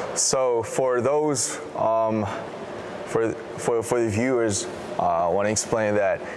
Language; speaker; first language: English; non-native, fluent; Korean